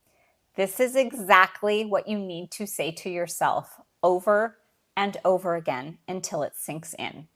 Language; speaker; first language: English; native; English